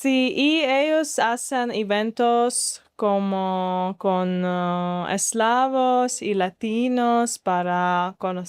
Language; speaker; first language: Spanish; non-native, learner; Russian